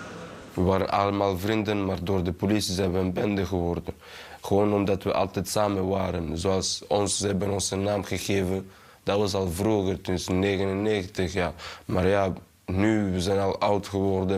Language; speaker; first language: Dutch; early bilingual, other home language; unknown